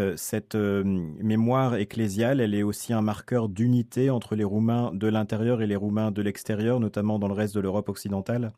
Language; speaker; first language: French; native; French